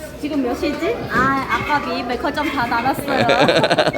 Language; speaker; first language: Korean; non-native, fluent; Vietnamese